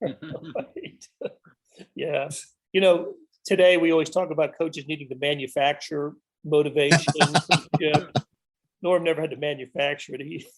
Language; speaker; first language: English; native; English